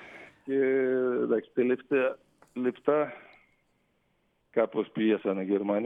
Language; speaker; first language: Greek; non-native, fluent; Russian